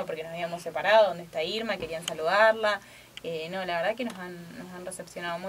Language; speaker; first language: Spanish; native; Spanish